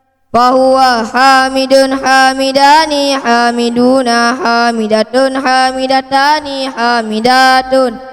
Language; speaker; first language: Arabic; non-native, learner; Achinese